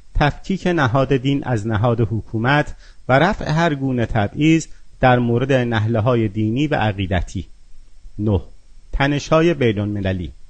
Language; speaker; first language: Persian; non-native, local second language; Azerbaijani